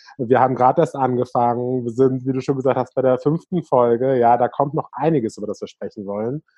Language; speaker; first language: German; native; German